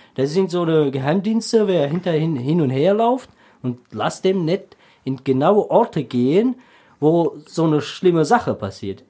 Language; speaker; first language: German; non-native, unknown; Tajik